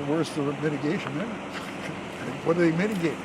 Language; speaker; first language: English; native; English